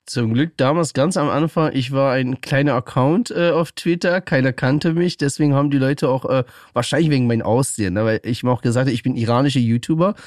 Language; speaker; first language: German; early bilingual, other home language; Persian